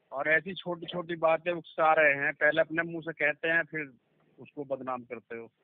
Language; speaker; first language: Hindi; native; Hindi